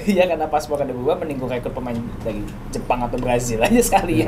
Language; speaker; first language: Indonesian; native; Indonesian